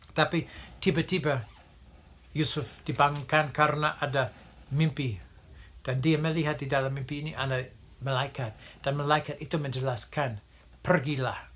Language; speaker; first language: Indonesian; non-native, fluent; English